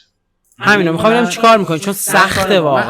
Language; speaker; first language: Persian; native; Persian